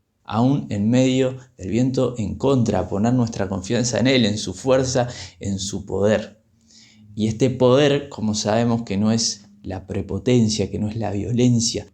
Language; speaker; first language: Spanish; native; Spanish